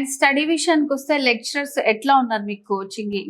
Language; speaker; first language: Telugu; native; Telugu